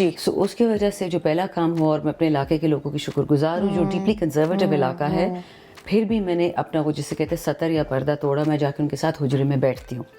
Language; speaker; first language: Urdu; non-native, local second language; Pashto